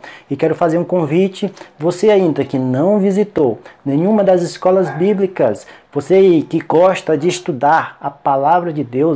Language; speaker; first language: Portuguese; native; Portuguese